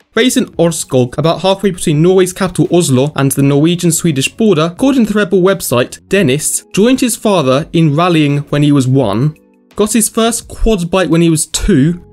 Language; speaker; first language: English; native; English